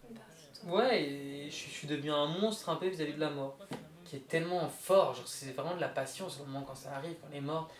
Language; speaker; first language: French; native; French